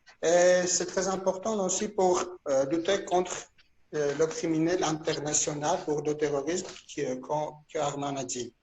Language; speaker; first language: French; non-native, fluent; Armenian